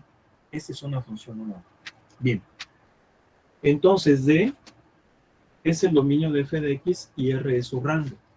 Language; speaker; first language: Spanish; native; Spanish